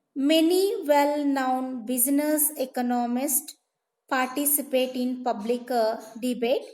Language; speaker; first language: English; non-native, local second language; Kannada